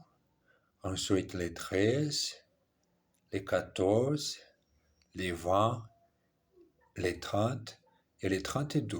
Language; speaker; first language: French; non-native, learner; English